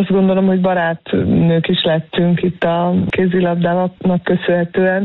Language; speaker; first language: Hungarian; native; Hungarian